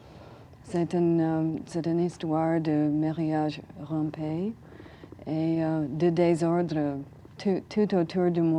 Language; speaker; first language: French; non-native, learner; English